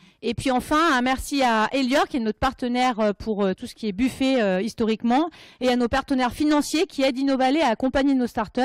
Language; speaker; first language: French; native; French